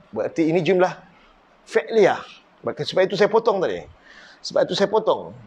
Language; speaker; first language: Malay; native; Malay